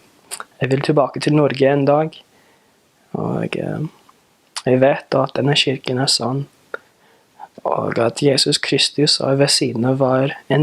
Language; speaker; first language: Norwegian; non-native, fluent; English